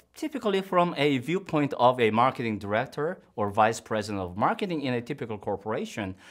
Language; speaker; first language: English; non-native, fluent; Korean